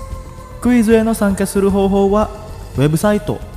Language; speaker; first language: Japanese; non-native, fluent; Indonesian